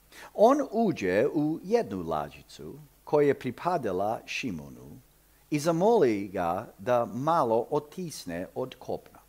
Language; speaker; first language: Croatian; early bilingual, heritage; Croatian